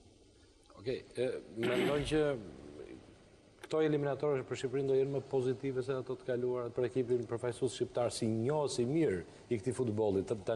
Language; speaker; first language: Albanian; native; Albanian